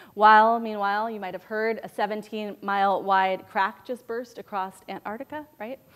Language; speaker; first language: English; native; English